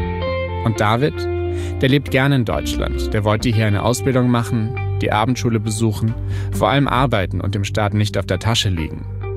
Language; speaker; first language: German; native; German